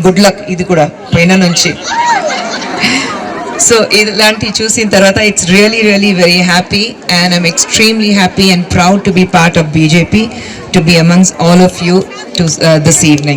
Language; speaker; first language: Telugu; non-native, fluent; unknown